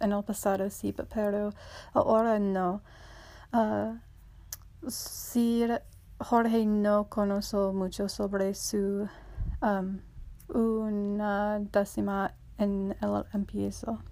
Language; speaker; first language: Spanish; non-native, learner; English